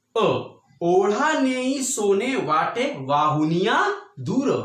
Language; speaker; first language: Hindi; non-native, local second language; Marathi